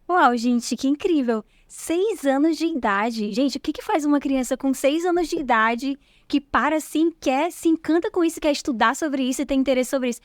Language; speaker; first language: Portuguese; native; Portuguese